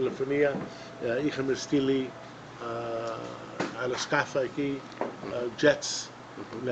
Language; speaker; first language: Greek; early bilingual, other home language; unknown